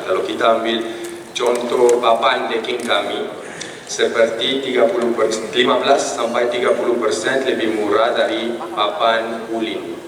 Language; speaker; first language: Indonesian; non-native, fluent; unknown